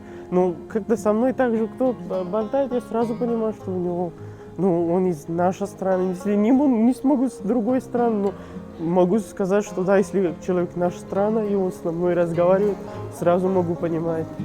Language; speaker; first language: Russian; non-native, learner; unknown